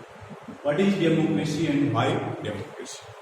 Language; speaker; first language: English; non-native, local second language; Hindi